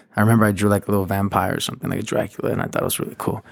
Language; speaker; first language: English; native; English